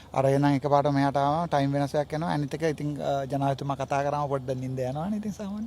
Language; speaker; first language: Sinhala; non-native, local second language; Tamil